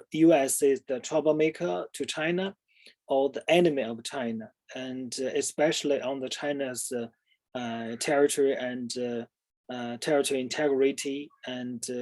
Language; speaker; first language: English; non-native, fluent; Chinese